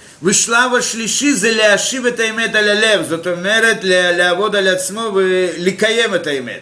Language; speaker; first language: Hebrew; non-native, fluent; Russian